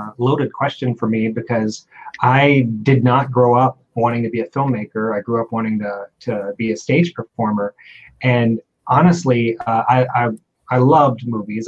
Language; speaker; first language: English; native; English